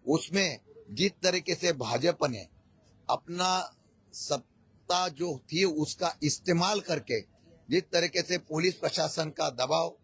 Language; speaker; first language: Hindi; non-native, local second language; Marathi